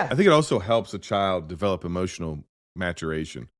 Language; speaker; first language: English; native; English